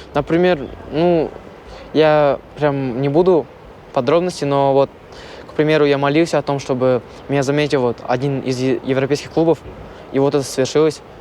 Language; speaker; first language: Russian; native; Russian